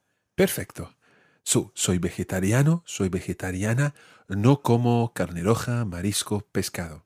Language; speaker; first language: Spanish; non-native, fluent; English